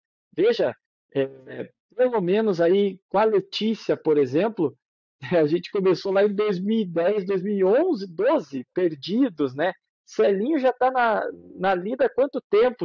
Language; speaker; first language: Portuguese; native; Portuguese